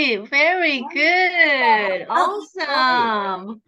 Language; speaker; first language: English; non-native, learner; Japanese